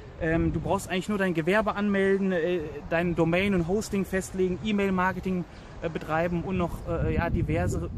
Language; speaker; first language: German; native; German